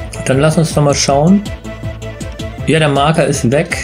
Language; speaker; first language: German; native; German